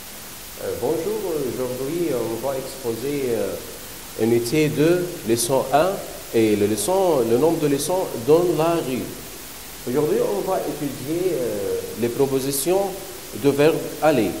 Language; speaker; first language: French; non-native, learner; Arabic